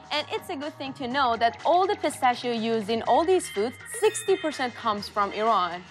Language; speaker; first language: English; non-native, fluent; Persian